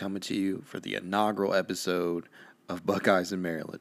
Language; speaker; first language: English; native; English